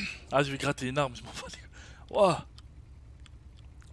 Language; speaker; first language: French; native; French